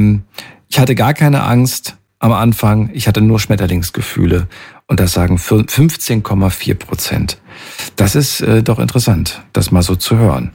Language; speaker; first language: German; native; German